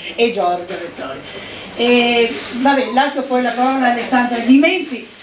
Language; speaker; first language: Italian; native; Italian